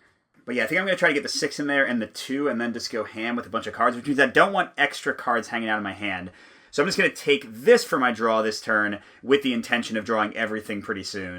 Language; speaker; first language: English; native; English